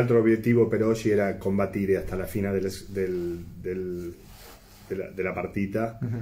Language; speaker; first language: Italian; native; Italian